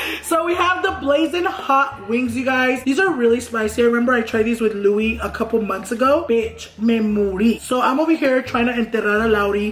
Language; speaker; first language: English; early bilingual, other home language; Spanish